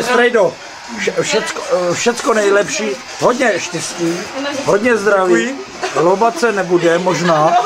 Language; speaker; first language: Czech; native; Czech